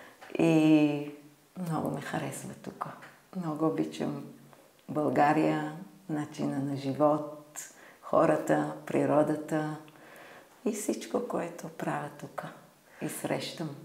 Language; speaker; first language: Bulgarian; non-native, fluent; Hebrew